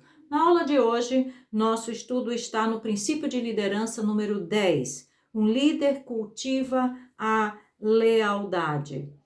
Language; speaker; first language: Portuguese; native; Portuguese